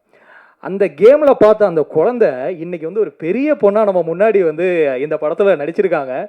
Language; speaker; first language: Tamil; native; Tamil